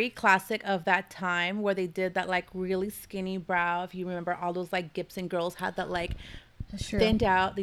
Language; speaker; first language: English; native; English